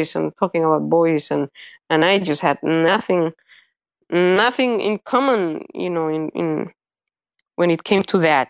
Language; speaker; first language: English; early bilingual, other home language; Spanish